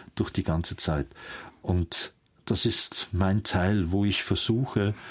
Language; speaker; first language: German; native; German